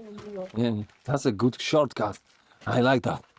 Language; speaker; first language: English; non-native, fluent; Polish